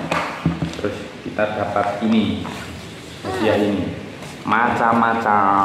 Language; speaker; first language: Indonesian; native; Indonesian